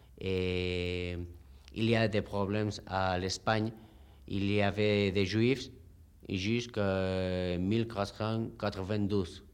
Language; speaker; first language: French; non-native, learner; Spanish